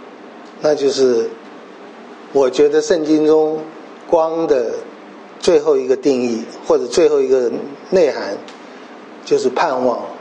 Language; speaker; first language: Chinese; native; Chinese